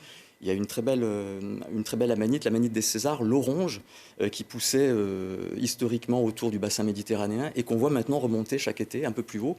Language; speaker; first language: French; native; French